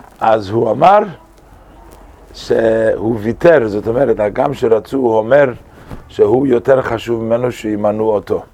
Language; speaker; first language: Hebrew; non-native, fluent; English